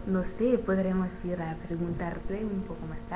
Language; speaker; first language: Spanish; non-native, learner; French